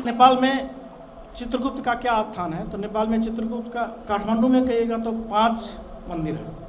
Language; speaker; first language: Hindi; non-native, local second language; Maithili